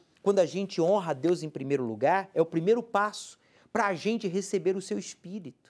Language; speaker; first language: Portuguese; native; Portuguese